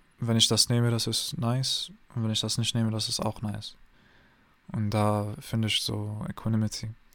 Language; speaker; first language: German; non-native, learner; English